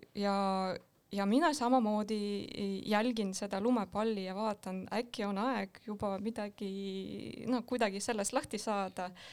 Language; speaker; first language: Estonian; non-native, local second language; Russian